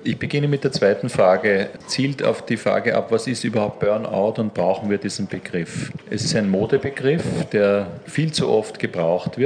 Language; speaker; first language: German; native; German